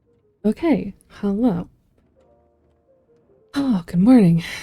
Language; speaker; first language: English; native; English